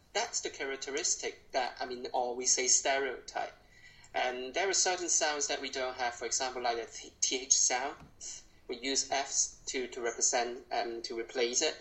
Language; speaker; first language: English; non-native, local second language; Cantonese